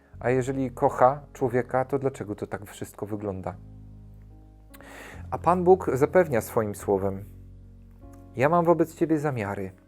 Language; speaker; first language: Polish; native; Polish